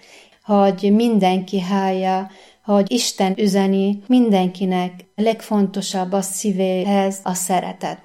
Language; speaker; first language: Hungarian; non-native, fluent; Arabic